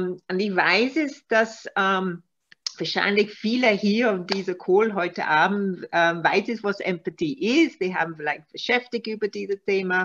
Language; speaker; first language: German; non-native, learner; Maltese